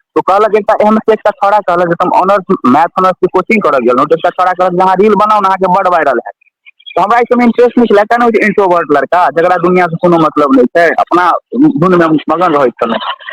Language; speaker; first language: Maithili; native; Maithili